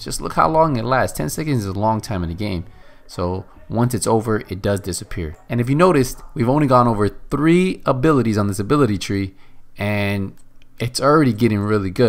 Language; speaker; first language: English; native; English